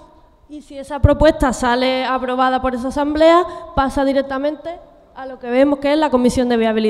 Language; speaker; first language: Spanish; native; Spanish